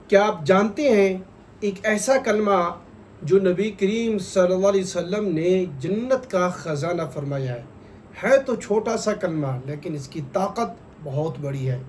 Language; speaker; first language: Urdu; native; Urdu